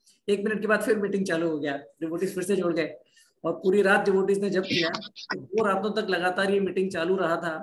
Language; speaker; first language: Hindi; native; Hindi